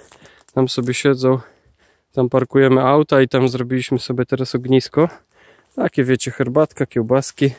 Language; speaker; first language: Polish; native; Polish